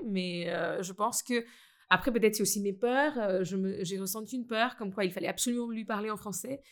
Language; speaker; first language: French; non-native, fluent; Gujarati